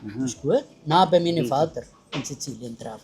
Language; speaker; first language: German; non-native, learner; Italian